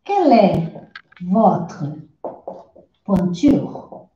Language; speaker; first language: French; non-native, fluent; Portuguese